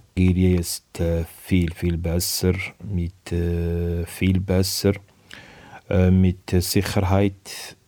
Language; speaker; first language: German; non-native, learner; Arabic